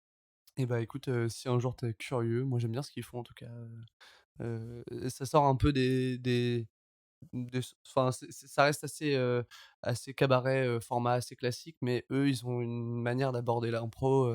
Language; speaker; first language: French; native; French